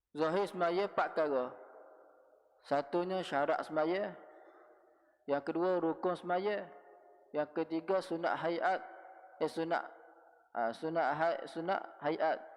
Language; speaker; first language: Malay; native; Malay